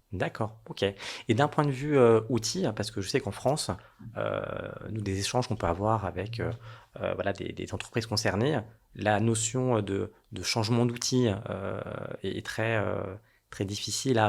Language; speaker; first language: French; native; French